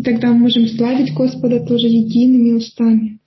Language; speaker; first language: Russian; non-native, fluent; German